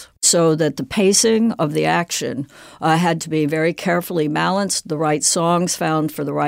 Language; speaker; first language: English; native; English